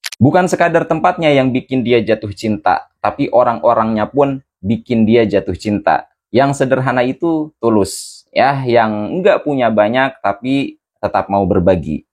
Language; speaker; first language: Indonesian; native; Indonesian